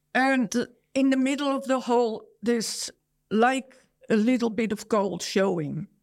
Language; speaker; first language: English; non-native, fluent; Dutch